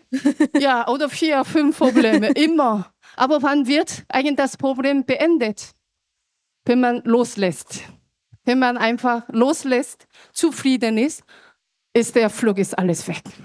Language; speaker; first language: German; non-native, fluent; Korean